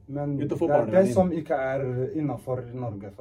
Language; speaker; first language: Norwegian; early bilingual, other home language; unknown